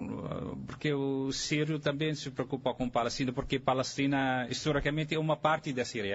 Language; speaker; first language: Portuguese; non-native, fluent; Arabic